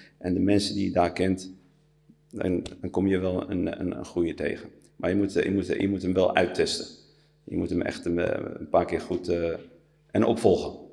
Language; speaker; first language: Dutch; early bilingual, other home language; Riffian